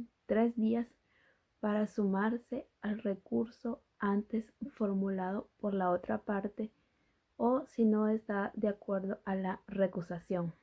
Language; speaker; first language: Spanish; native; Spanish